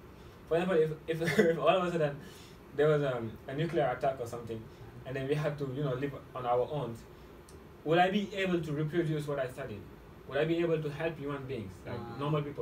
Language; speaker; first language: English; non-native, fluent; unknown